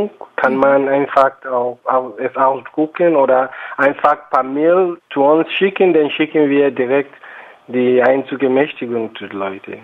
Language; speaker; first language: German; non-native, fluent; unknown